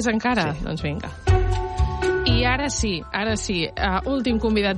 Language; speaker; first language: Catalan; native; Catalan